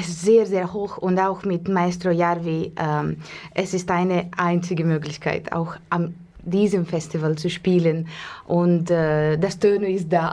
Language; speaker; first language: German; non-native, learner; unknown